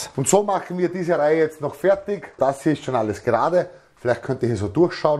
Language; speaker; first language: German; native; German